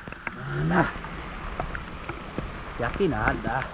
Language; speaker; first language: Indonesian; non-native, fluent; English